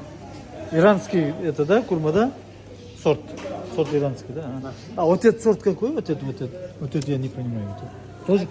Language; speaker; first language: Russian; non-native, local second language; Kazakh